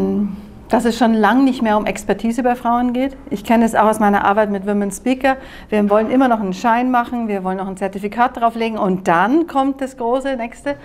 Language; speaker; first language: German; native; German